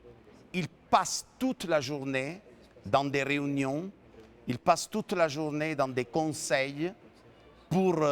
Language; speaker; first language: French; non-native, fluent; Italian